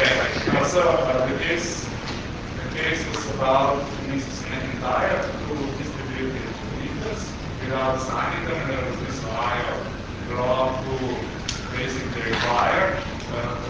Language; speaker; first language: English; non-native, fluent; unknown